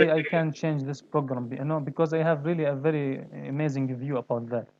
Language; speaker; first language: English; non-native, learner; Arabic